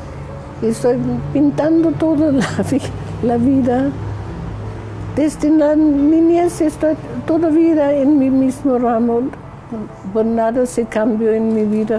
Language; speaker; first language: Spanish; non-native, learner; German